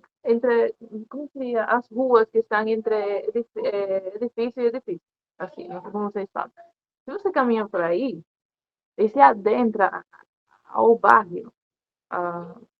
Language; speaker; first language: Portuguese; non-native, learner; Spanish